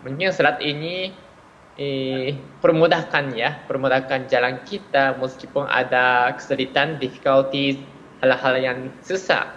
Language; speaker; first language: Malay; non-native, fluent; Japanese